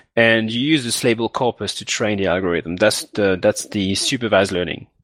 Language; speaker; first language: English; non-native, fluent; French